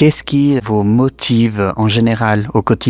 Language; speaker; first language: French; native; French